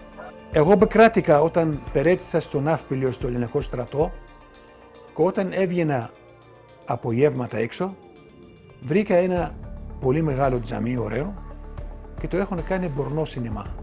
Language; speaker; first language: Greek; non-native, local second language; Turkish